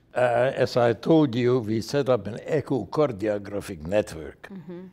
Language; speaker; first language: English; non-native, fluent; Hungarian